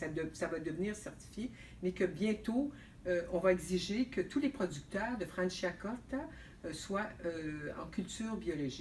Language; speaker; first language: French; native; French